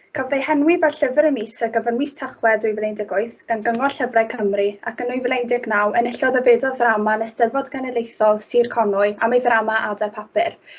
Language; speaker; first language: Welsh; native; Welsh